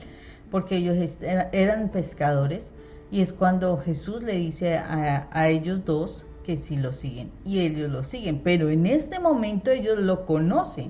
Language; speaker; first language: Spanish; native; Spanish